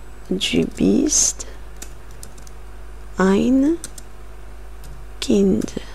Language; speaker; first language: German; non-native, learner; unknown